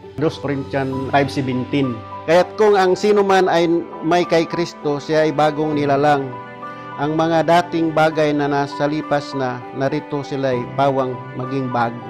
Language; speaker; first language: Filipino; non-native, local second language; Cebuano